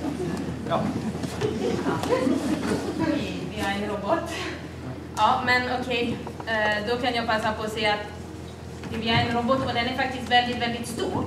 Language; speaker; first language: Swedish; non-native, fluent; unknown